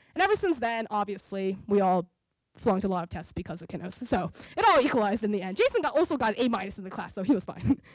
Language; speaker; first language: English; native; English